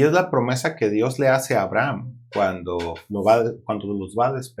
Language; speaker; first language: Spanish; native; Spanish